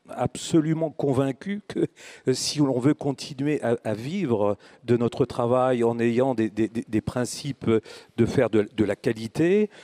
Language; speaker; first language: French; native; French